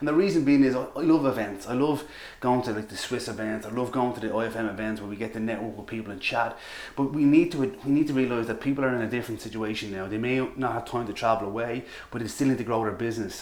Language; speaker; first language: English; native; English